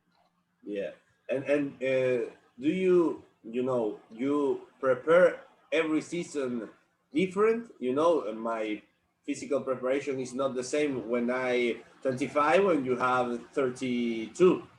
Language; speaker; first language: English; non-native, learner; Spanish